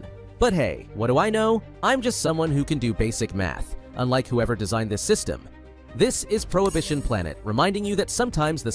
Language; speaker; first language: English; native; English